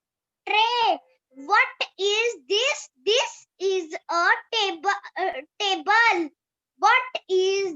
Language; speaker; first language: English; non-native, learner; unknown